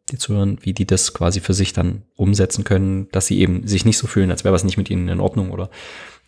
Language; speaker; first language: German; native; German